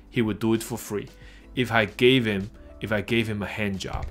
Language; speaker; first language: English; non-native, fluent; Chinese